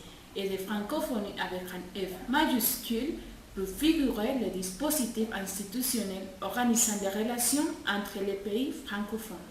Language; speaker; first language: French; non-native, learner; Spanish